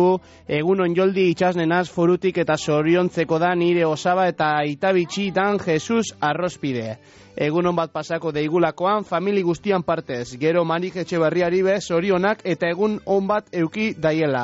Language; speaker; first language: Basque; native; Basque